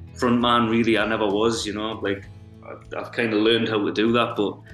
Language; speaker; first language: English; native; English